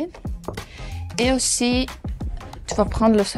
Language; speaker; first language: French; non-native, local second language; Dutch